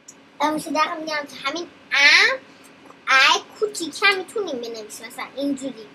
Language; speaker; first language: Persian; early bilingual, heritage; Persian